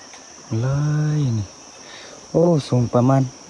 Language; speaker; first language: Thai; non-native, local second language; Lahu